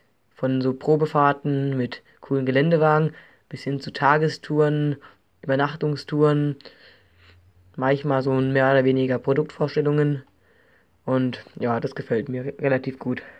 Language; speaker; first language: German; native; German